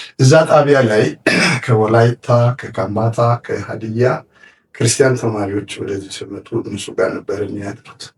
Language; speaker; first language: Amharic; non-native, local second language; Wolaytta